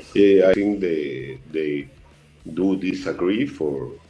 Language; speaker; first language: English; non-native, learner; Spanish